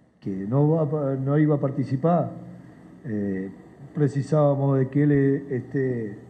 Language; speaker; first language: Portuguese; non-native, learner; Spanish